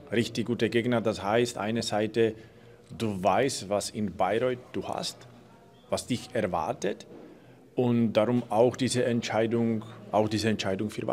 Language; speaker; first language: German; non-native, fluent; Slovak